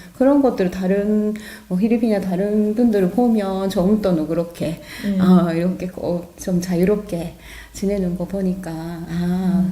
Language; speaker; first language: Korean; non-native, fluent; Japanese